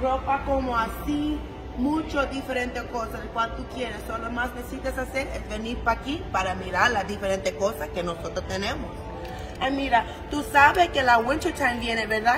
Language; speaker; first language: Spanish; early bilingual, heritage; English